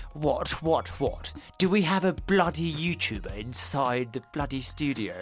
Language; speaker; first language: English; early bilingual, heritage; English